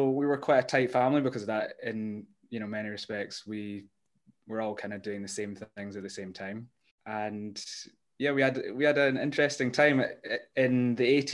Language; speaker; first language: English; native; English